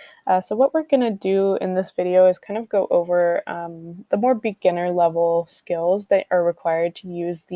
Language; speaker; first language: English; native; English